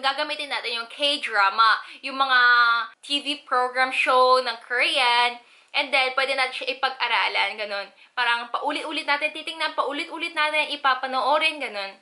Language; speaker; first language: Filipino; early bilingual, other home language; Korean